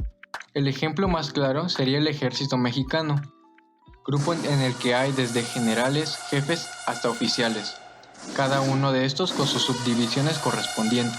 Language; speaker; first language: Spanish; native; Spanish